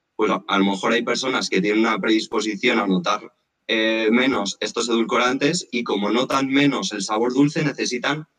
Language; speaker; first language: Spanish; native; Spanish